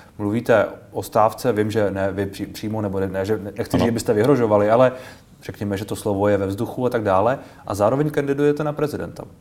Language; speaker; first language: Czech; native; Czech